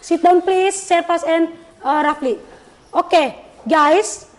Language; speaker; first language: English; non-native, learner; Indonesian